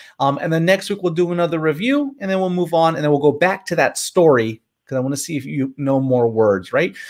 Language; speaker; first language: English; native; English